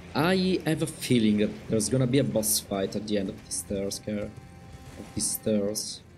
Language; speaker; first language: English; non-native, fluent; Italian